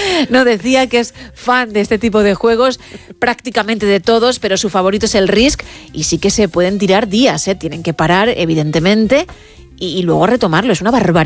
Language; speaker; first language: Spanish; native; Spanish